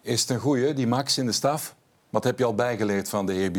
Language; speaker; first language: Dutch; native; Dutch